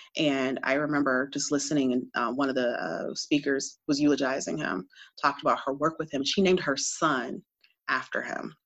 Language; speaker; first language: English; native; English